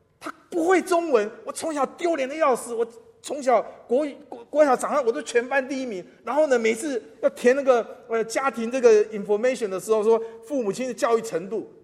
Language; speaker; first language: Chinese; non-native, local second language; Min Nan Chinese